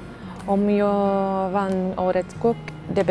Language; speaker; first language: Swedish; non-native, learner; Japanese